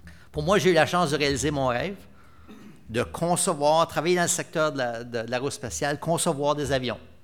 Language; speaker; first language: French; native; French